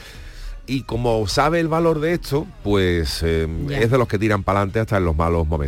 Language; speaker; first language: Spanish; native; Spanish